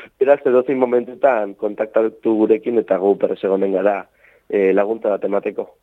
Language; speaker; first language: Basque; native; Basque